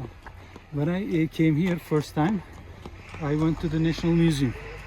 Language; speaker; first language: English; non-native, fluent; Turkish